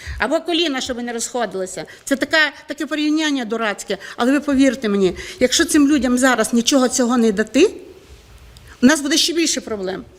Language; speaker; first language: Ukrainian; native; Ukrainian